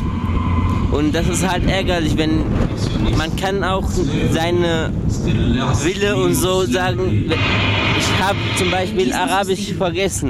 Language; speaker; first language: German; early bilingual, other home language; Arabic